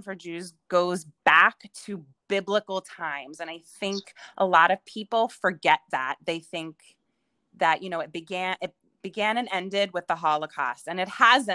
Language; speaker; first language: English; native; English